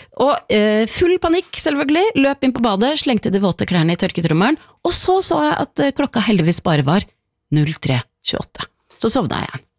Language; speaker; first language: Norwegian; native; Norwegian